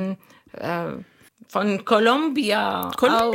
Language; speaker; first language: German; non-native, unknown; Arabic